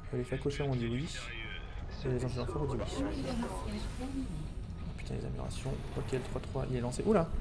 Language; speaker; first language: French; native; French